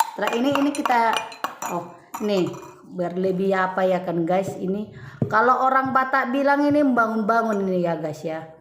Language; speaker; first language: Indonesian; non-native, local second language; Batak Toba